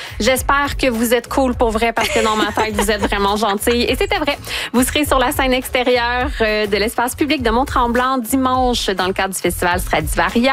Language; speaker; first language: French; native; French